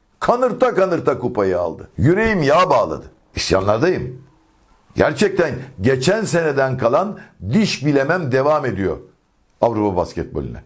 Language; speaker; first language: Turkish; native; Turkish